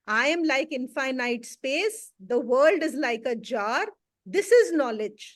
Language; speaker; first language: English; non-native, local second language; Hindi